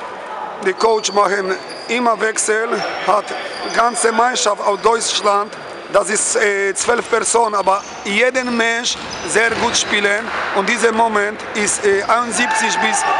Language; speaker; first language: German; non-native, learner; Polish